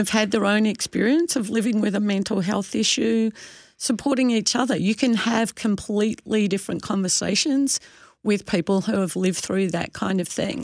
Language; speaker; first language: English; native; English